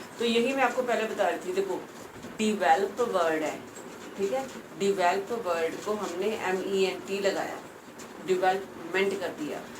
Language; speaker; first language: Hindi; non-native, local second language; Punjabi